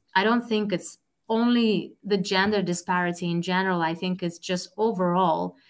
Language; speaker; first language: English; non-native, fluent; Russian